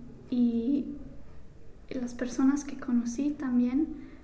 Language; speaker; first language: Spanish; non-native, fluent; English